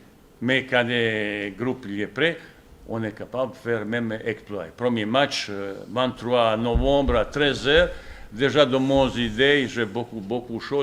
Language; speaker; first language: French; non-native, fluent; Bosnian